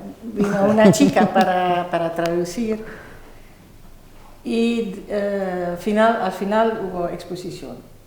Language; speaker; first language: Spanish; non-native, fluent; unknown